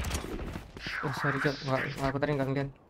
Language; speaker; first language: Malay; non-native, local second language; Javanese